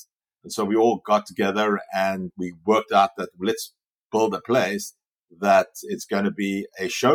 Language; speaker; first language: English; native; English